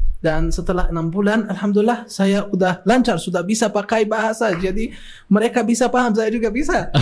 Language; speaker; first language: Indonesian; non-native, fluent; Arabic